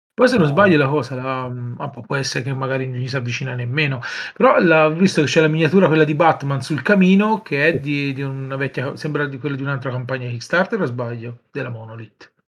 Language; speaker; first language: Italian; native; Italian